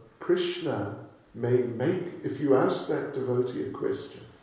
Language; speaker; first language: English; native; English